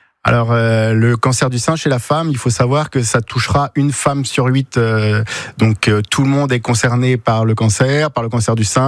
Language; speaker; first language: French; native; French